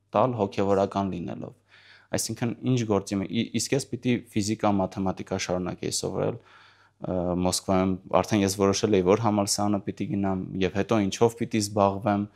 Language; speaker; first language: Armenian; early bilingual, heritage; Armenian